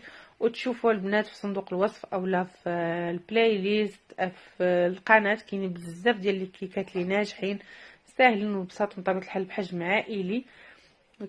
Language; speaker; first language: Arabic; native; Arabic